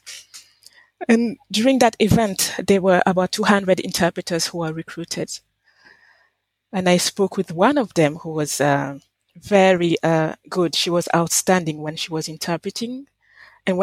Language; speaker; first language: English; non-native, fluent; French